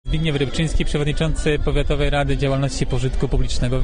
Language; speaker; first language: Polish; native; Polish